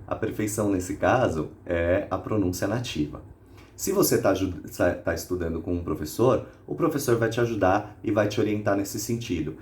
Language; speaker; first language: Portuguese; native; Portuguese